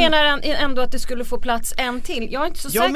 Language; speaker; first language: Swedish; native; Swedish